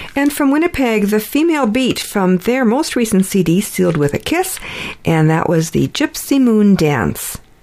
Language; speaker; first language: English; early bilingual, other home language; Ukrainian